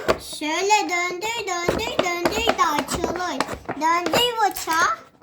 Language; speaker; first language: Turkish; native; Turkish